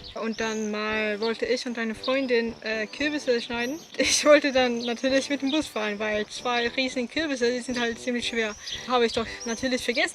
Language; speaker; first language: German; non-native, fluent; Swedish